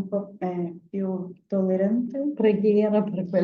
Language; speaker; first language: Italian; non-native, learner; Portuguese